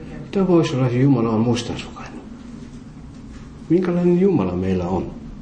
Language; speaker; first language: Finnish; non-native, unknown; Morisyen